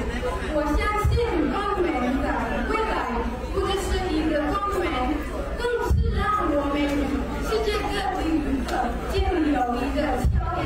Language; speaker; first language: Chinese; non-native, learner; English